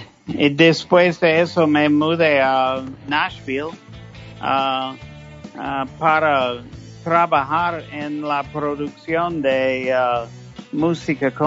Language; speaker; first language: Spanish; non-native, fluent; English